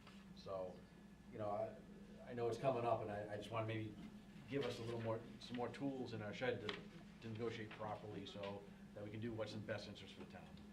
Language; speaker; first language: English; native; English